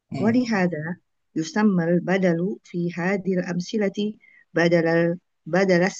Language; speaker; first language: Arabic; non-native, learner; Indonesian